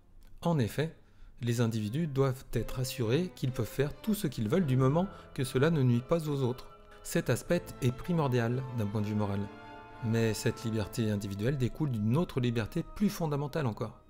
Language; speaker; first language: French; native; French